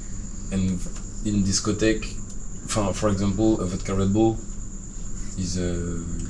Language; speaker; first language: English; non-native, learner; French